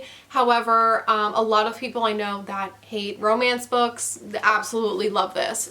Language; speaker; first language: English; native; English